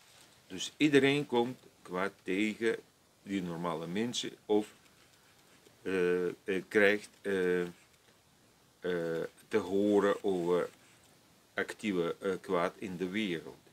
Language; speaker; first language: Dutch; non-native, fluent; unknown